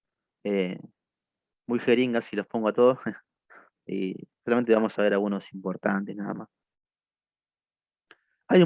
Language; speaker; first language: Spanish; native; Spanish